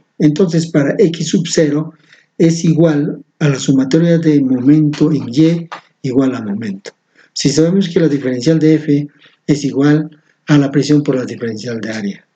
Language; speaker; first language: Spanish; native; Spanish